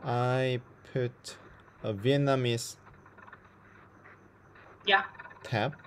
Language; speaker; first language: English; non-native, fluent; Korean